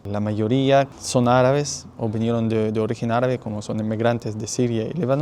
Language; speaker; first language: Spanish; non-native, fluent; Arabic